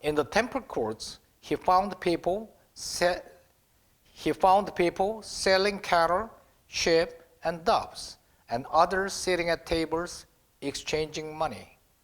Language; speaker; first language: English; non-native, fluent; Korean